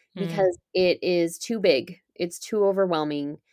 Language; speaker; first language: English; native; English